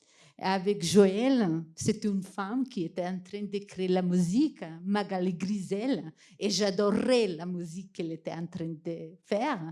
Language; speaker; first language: French; non-native, fluent; Macedonian